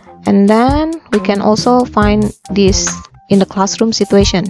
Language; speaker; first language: English; non-native, fluent; Indonesian